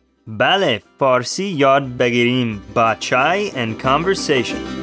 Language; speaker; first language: English; native; English